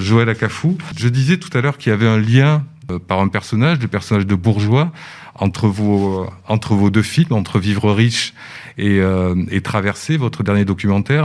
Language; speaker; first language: French; native; French